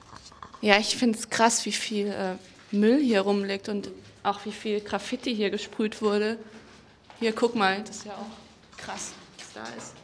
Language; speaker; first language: German; native; German